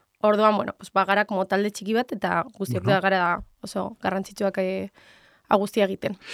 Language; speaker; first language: Basque; non-native, local second language; Spanish